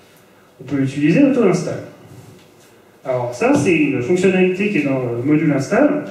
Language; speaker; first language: French; native; French